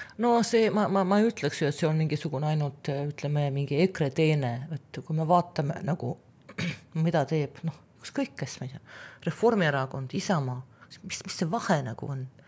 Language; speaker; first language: Estonian; non-native, local second language; Russian